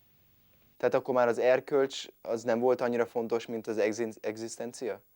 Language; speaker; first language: Hungarian; native; Hungarian